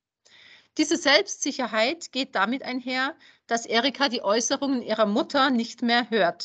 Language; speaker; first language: German; native; German